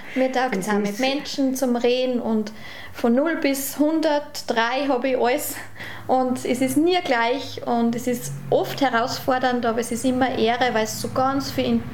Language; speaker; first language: German; native; German